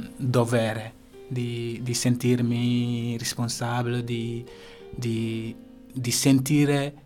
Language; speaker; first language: Italian; non-native, fluent; Bambara